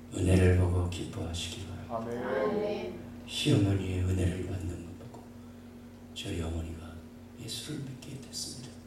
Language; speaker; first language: Korean; native; Korean